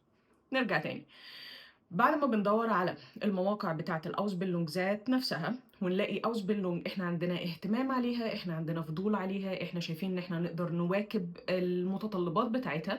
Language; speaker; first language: Arabic; native; Arabic